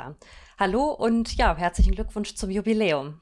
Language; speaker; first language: German; native; German